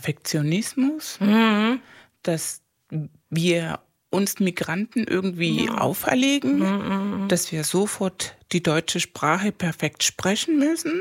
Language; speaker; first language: German; non-native, fluent; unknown